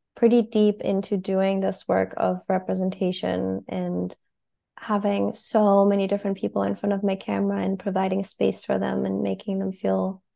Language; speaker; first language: English; non-native, fluent; German